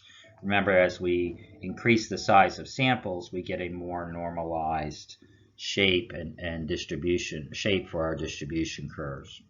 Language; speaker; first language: English; native; English